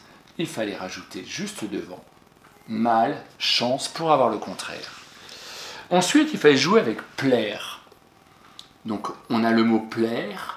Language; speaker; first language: French; native; French